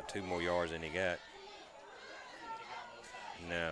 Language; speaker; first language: English; native; English